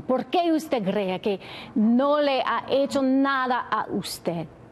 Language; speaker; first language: Spanish; non-native, learner; English